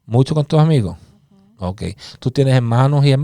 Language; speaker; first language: Spanish; early bilingual, other home language; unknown